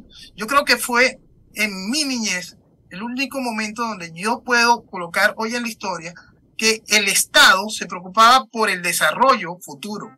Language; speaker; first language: Spanish; native; Spanish